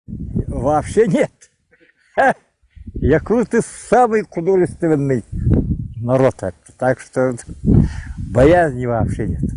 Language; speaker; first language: Russian; non-native, local second language; Yakut